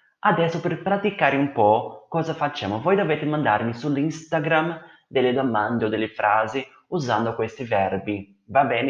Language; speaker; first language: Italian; non-native, fluent; Portuguese